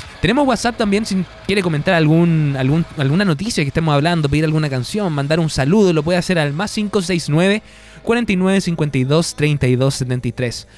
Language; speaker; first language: Spanish; native; Spanish